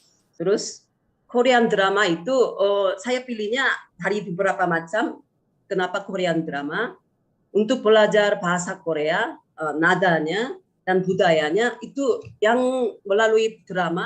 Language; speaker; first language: Indonesian; non-native, fluent; Korean